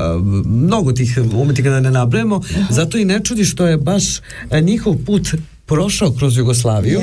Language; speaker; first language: Serbian; native; Serbian